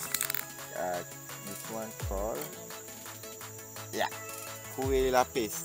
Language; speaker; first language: English; non-native, learner; Malay